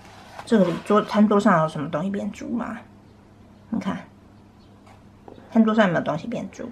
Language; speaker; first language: Chinese; native; Chinese